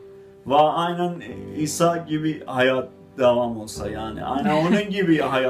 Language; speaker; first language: Turkish; non-native, fluent; Azerbaijani